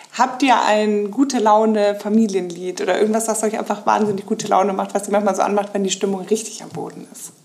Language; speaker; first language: German; native; German